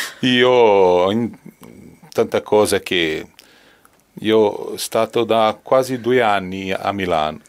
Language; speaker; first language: Italian; non-native, learner; Portuguese